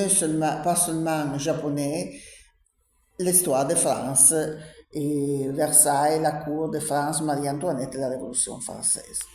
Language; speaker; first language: French; non-native, learner; Italian